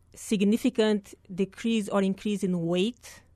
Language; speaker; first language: English; non-native, fluent; Portuguese